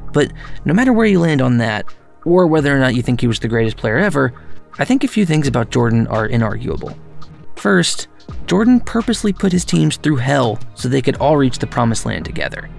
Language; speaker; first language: English; native; English